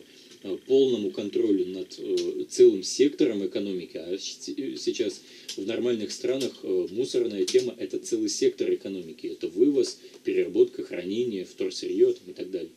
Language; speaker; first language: Russian; native; Russian